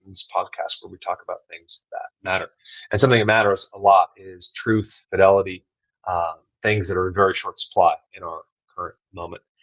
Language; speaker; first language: English; native; English